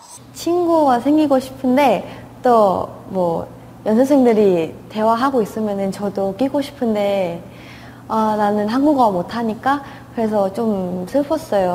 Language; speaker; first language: Korean; non-native, fluent; Thai